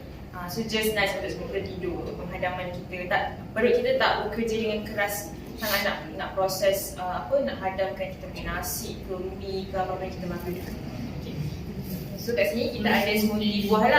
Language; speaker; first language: Malay; native; Malay